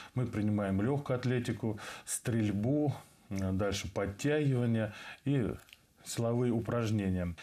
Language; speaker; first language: Russian; native; Russian